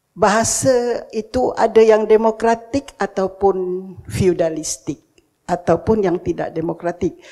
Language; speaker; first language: Malay; native; Malay